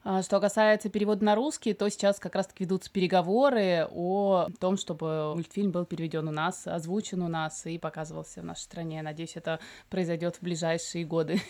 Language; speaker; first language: Russian; native; Russian